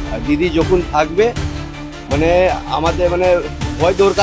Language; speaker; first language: Bangla; non-native, local second language; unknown